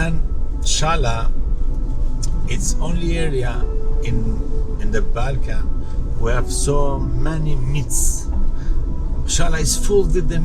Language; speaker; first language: English; non-native, learner; Albanian